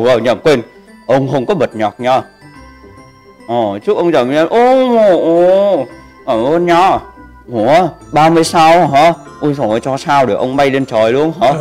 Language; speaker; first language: Vietnamese; native; Vietnamese